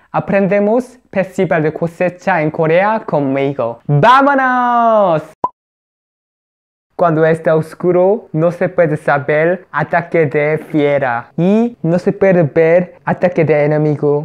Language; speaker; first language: Spanish; non-native, learner; Korean